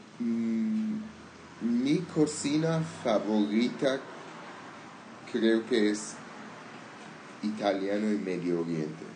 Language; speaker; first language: Spanish; non-native, learner; Armenian